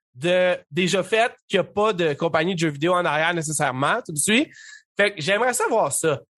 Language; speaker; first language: French; native; French